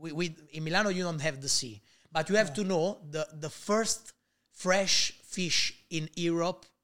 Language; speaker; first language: English; non-native, learner; Italian